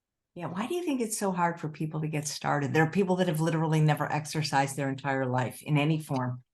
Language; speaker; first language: English; native; English